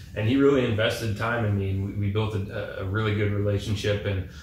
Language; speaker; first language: English; native; English